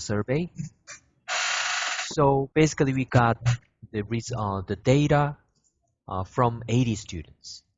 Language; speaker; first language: English; non-native, fluent; Korean